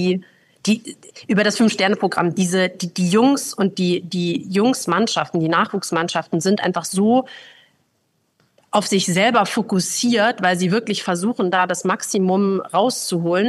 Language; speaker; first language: German; native; German